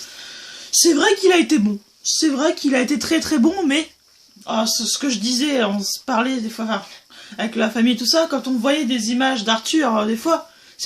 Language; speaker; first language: French; native; French